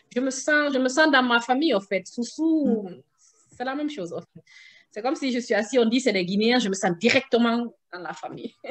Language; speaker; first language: French; non-native, local second language; Susu